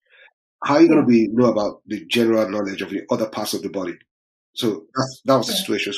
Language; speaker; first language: English; non-native, local second language; Yoruba